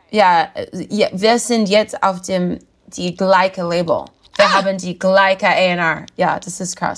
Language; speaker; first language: German; non-native, learner; English